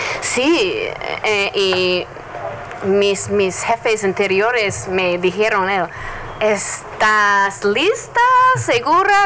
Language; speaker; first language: Spanish; non-native, learner; English